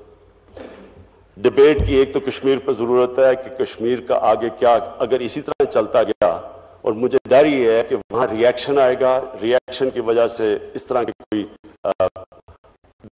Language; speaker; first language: Urdu; native; Urdu